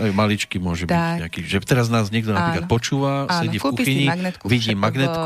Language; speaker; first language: Slovak; native; Slovak